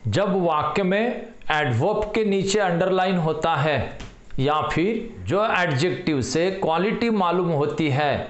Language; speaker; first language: Hindi; non-native, local second language; Marathi